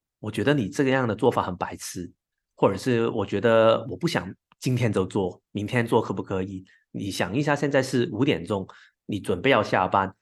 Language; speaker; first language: Chinese; non-native, local second language; Cantonese